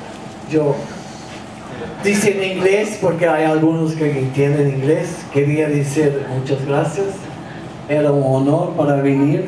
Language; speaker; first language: Spanish; non-native, fluent; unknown